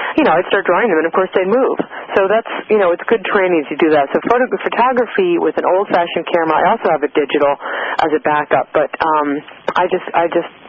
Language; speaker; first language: English; native; English